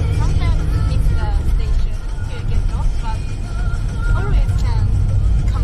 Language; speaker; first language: English; non-native, learner; Japanese